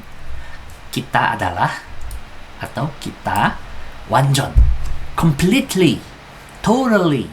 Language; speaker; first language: Indonesian; non-native, fluent; Korean